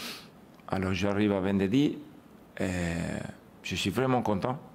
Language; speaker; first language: French; non-native, fluent; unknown